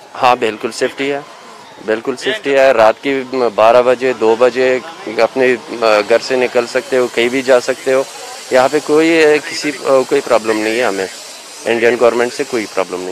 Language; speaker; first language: Hindi; non-native, fluent; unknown